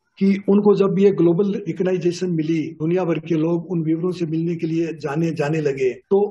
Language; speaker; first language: Hindi; native; Hindi